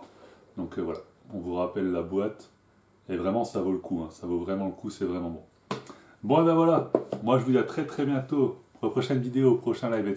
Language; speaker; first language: French; native; French